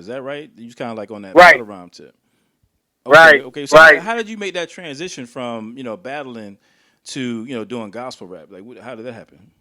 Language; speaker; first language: English; native; English